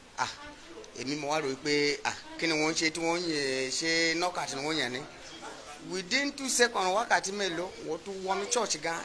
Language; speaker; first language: Yoruba; non-native, local second language; Igbo